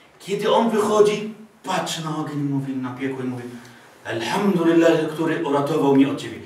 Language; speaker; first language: Polish; non-native, fluent; Arabic